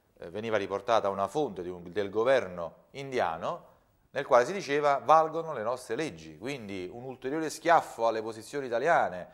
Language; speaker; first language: Italian; native; Italian